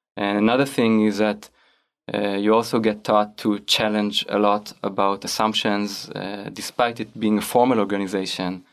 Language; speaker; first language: English; non-native, fluent; Hebrew